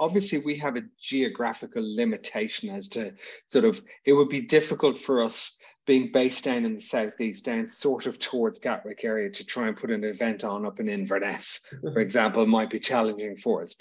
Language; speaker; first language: English; native; English